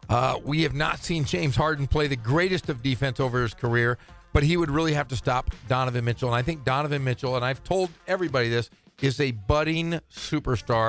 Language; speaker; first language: English; native; English